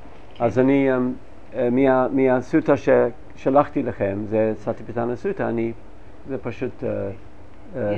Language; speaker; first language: Hebrew; non-native, fluent; English